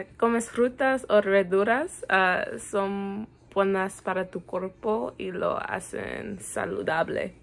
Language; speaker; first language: Spanish; non-native, learner; English